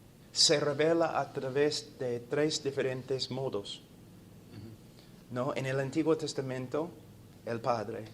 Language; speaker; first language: Spanish; non-native, fluent; English